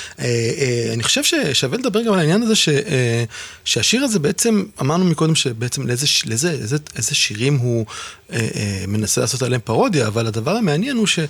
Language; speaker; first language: Hebrew; native; Hebrew